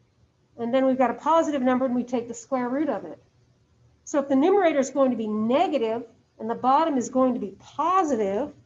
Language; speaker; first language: English; native; English